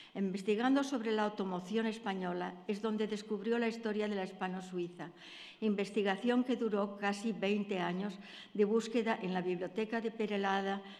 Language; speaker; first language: Spanish; native; Spanish